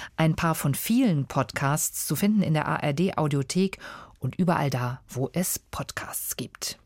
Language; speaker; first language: German; native; German